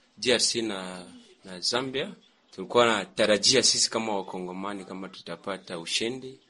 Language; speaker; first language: Swahili; native; Swahili